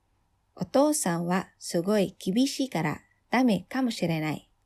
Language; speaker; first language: Japanese; non-native, fluent; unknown